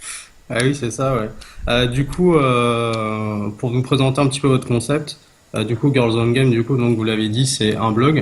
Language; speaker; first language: French; native; French